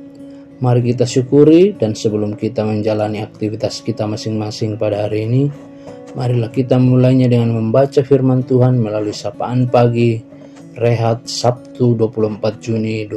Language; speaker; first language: Indonesian; native; Indonesian